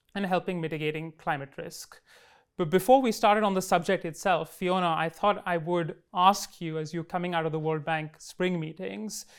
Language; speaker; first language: English; non-native, local second language; Hindi